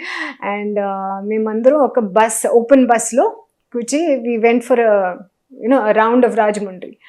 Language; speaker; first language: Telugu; non-native, learner; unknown